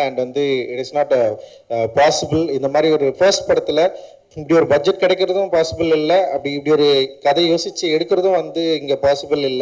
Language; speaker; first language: Tamil; native; Tamil